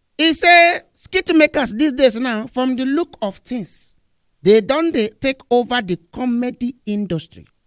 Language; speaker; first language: Nigerian Pidgin; non-native, local second language; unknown